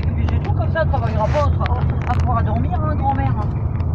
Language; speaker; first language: French; native; French